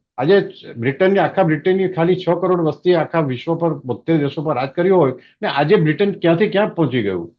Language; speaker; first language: Gujarati; native; Gujarati